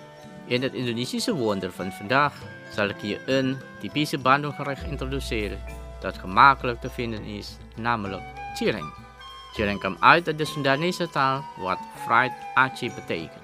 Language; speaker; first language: Dutch; non-native, fluent; Indonesian